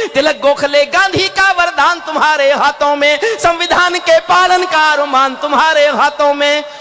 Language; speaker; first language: Hindi; native; Hindi